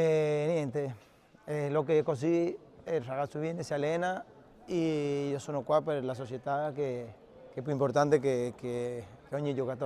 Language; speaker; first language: Italian; non-native, fluent; Spanish